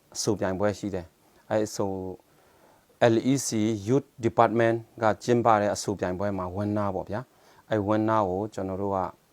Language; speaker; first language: Burmese; non-native, local second language; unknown